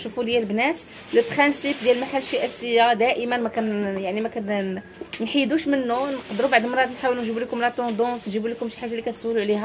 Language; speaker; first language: Arabic; native; Arabic